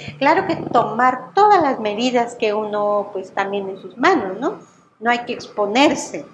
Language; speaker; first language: Spanish; non-native, local second language; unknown